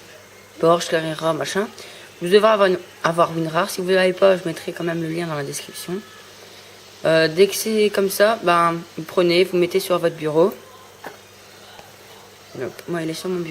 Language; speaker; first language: French; native; French